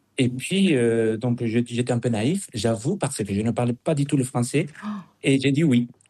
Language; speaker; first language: French; non-native, fluent; Spanish